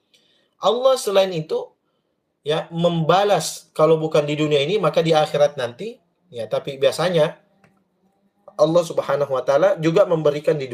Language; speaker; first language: Indonesian; native; Indonesian